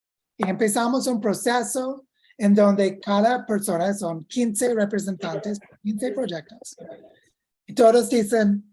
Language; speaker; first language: Spanish; non-native, fluent; English